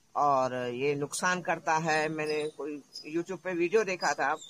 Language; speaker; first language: Hindi; native; Hindi